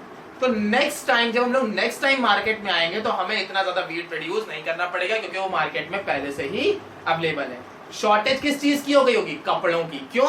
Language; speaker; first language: Hindi; native; Hindi